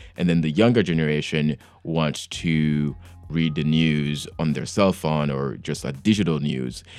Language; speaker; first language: English; non-native, fluent; Haitian Creole